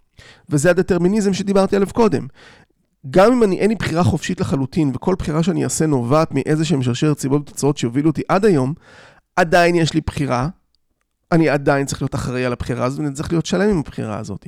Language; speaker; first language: Hebrew; native; Hebrew